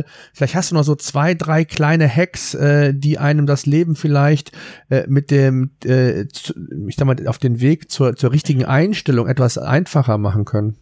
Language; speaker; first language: German; native; German